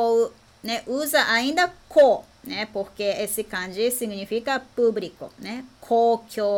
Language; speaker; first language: Portuguese; non-native, fluent; Japanese